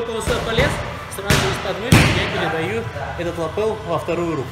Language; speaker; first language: Russian; native; Russian